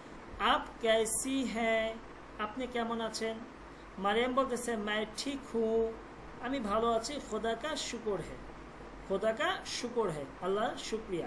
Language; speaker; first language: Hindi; non-native, fluent; Bangla